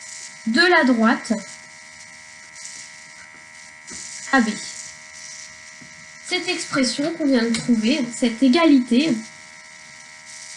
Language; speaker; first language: French; native; French